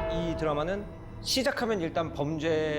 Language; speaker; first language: Korean; native; Korean